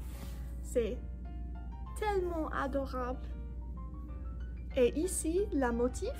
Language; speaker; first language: French; non-native, learner; English